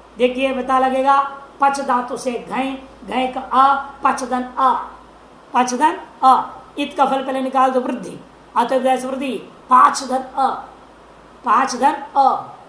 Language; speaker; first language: Hindi; non-native, local second language; Marathi